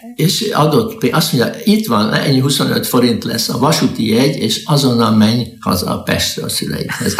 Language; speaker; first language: Hungarian; native; Hungarian